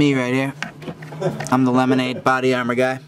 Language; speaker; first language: English; native; English